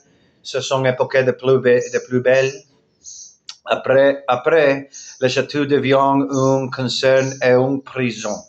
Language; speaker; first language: French; non-native, learner; Spanish